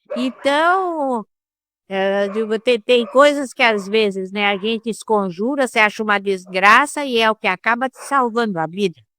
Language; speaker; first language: Portuguese; early bilingual, other home language; Italian